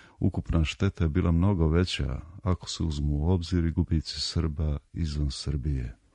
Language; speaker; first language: Serbian; native; Serbian